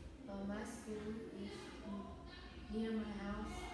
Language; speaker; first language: English; non-native, learner; Vietnamese